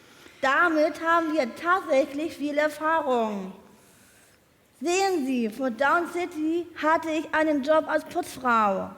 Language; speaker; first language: German; non-native, learner; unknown